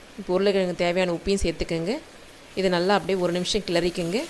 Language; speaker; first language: Tamil; native; Tamil